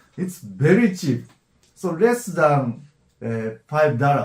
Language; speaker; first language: English; non-native, learner; Japanese